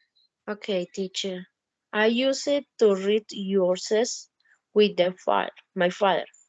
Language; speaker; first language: English; non-native, learner; Spanish